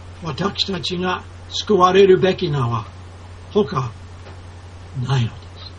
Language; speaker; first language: Japanese; non-native, fluent; English